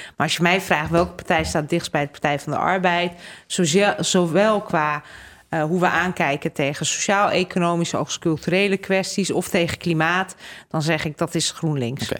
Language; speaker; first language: Dutch; native; Dutch